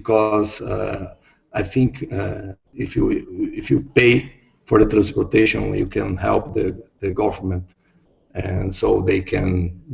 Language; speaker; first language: English; non-native, learner; Portuguese